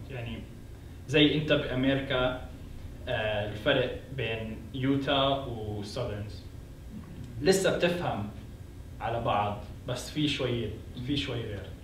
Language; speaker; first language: Arabic; native; Arabic